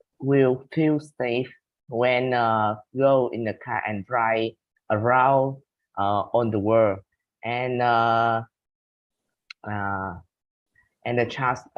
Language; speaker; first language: English; non-native, learner; Vietnamese